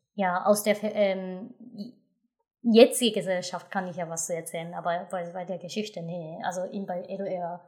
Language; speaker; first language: German; non-native, fluent; Japanese